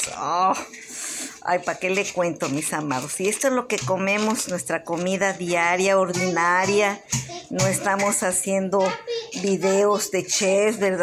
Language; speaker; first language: Spanish; native; Spanish